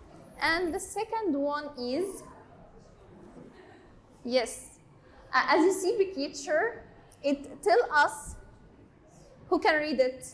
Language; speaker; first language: English; non-native, learner; Arabic